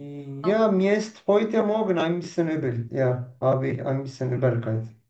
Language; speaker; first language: German; non-native, learner; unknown